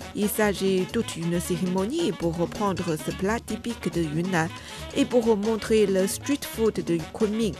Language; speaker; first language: French; non-native, fluent; Ukrainian